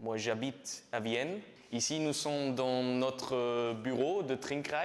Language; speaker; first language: French; non-native, fluent; German